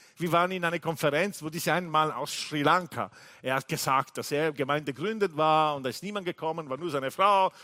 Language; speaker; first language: German; non-native, fluent; English